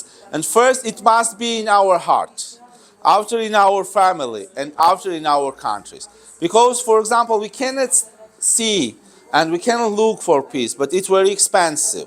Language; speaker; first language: English; non-native, learner; Georgian